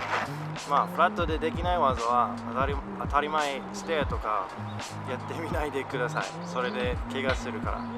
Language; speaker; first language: Japanese; non-native, fluent; English